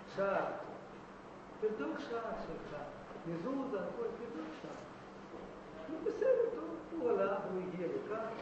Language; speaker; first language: Hebrew; non-native, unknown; Russian